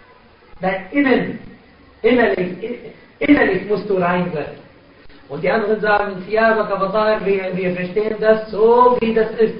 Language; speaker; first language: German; non-native, fluent; Arabic